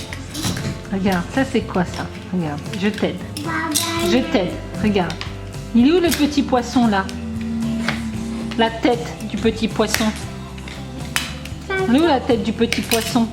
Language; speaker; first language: French; native; French